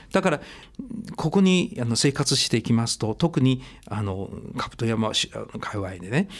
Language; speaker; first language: Japanese; non-native, fluent; Chinese